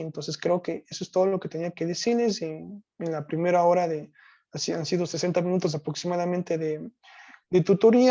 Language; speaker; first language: Spanish; native; Spanish